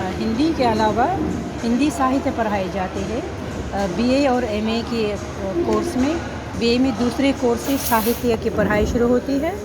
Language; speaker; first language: Hindi; non-native, fluent; Uzbek